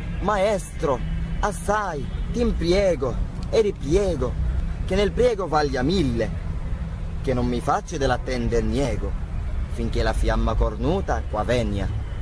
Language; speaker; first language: Italian; non-native, learner; Arabic